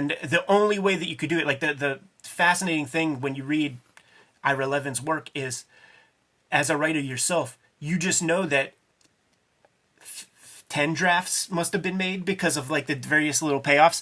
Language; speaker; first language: English; native; English